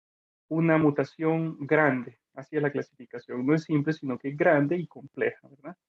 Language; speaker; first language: Spanish; native; Spanish